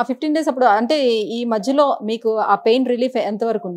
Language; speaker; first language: Telugu; native; Telugu